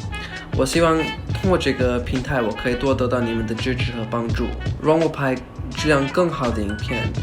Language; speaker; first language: Chinese; early bilingual, other home language; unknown